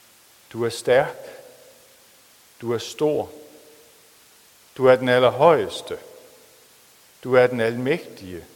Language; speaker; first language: Danish; native; Danish